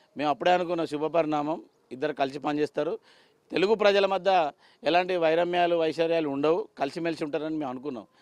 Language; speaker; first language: Telugu; native; Telugu